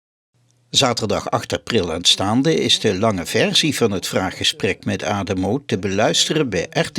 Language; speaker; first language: Dutch; native; Dutch